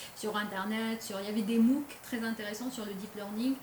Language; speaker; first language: French; non-native, local second language; Arabic